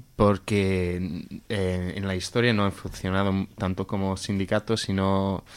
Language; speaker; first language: Spanish; non-native, fluent; English